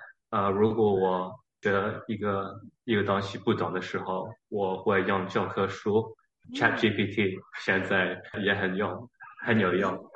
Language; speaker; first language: Chinese; early bilingual, heritage; Chinese